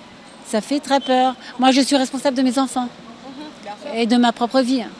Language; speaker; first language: French; non-native, fluent; English